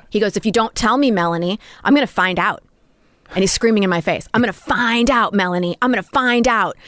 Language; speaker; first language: English; native; English